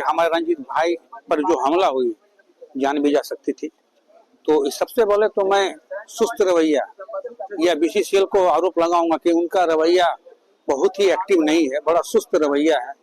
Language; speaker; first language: Hindi; native; Hindi